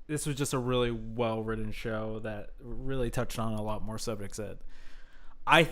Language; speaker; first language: English; native; English